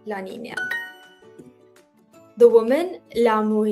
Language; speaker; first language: Spanish; non-native, learner; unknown